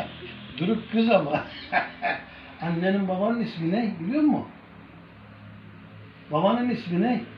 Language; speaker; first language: Turkish; native; Turkish